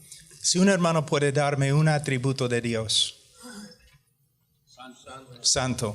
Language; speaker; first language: Spanish; non-native, fluent; English